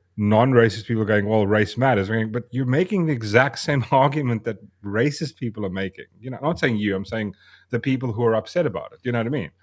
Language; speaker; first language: English; native; English